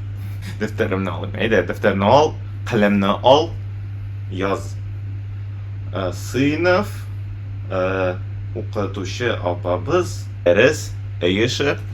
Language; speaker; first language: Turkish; non-native, learner; Tatar